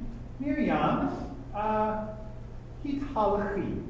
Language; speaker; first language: Hebrew; non-native, fluent; English